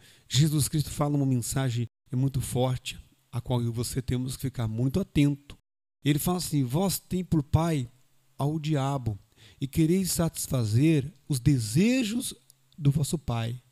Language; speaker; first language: Portuguese; native; Portuguese